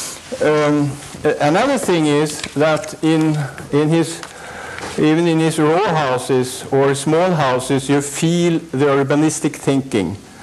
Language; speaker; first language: English; non-native, fluent; Norwegian